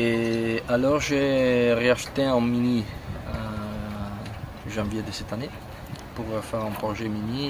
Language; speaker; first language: French; non-native, fluent; Italian